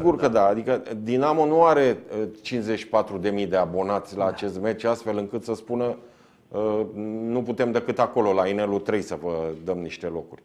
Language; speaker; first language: Romanian; native; Romanian